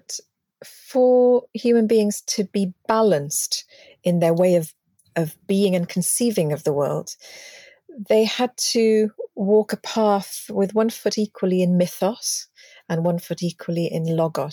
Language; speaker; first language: English; native; English